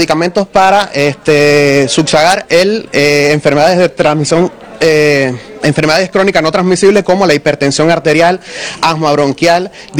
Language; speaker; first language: Spanish; native; Spanish